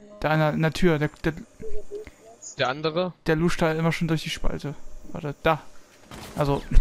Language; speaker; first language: German; native; German